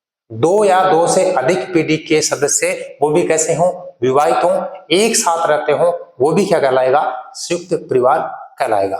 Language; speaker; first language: Hindi; native; Hindi